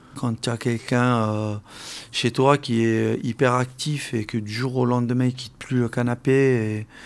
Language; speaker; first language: French; non-native, local second language; Arabic